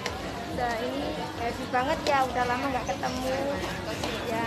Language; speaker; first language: Indonesian; non-native, local second language; Javanese